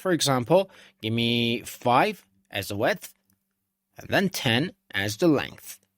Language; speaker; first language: English; non-native, fluent; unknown